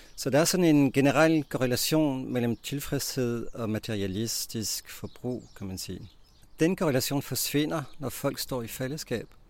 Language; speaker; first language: Danish; non-native, fluent; French